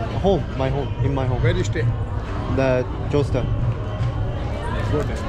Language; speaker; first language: English; non-native, learner; Korean